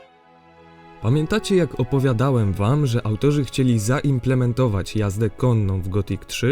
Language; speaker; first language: Polish; native; Polish